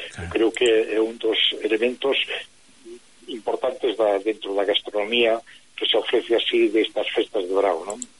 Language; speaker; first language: Galician; native; Galician